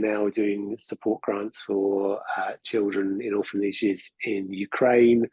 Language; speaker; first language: English; native; English